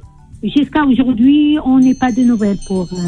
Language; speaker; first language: French; non-native, learner; Arabic